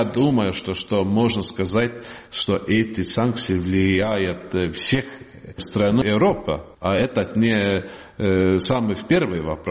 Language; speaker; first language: Russian; non-native, learner; Estonian